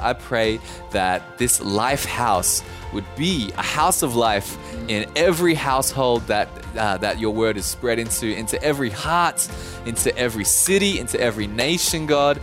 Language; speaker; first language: English; early bilingual, other home language; Japanese